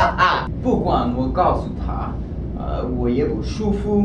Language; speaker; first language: Chinese; non-native, learner; English